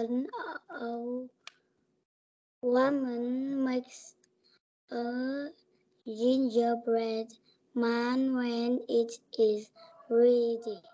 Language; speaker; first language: English; non-native, learner; Vietnamese